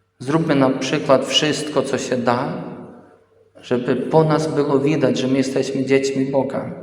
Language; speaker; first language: Polish; early bilingual, heritage; Polish